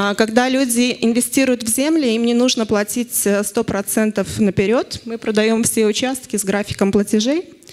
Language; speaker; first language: Russian; native; Russian